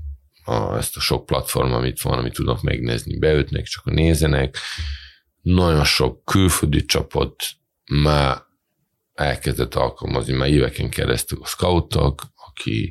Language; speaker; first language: Hungarian; non-native, fluent; Serbian